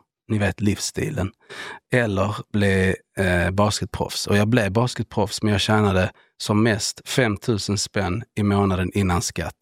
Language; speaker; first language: Swedish; native; Swedish